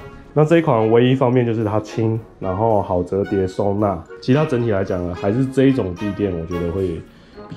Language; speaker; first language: Chinese; native; Chinese